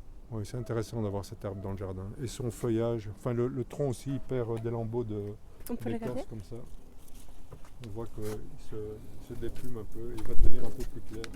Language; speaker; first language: French; native; French